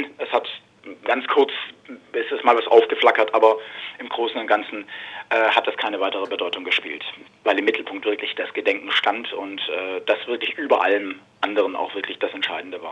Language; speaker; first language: German; native; German